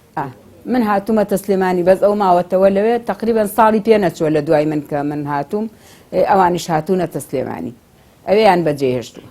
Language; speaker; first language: Central Kurdish; native; Central Kurdish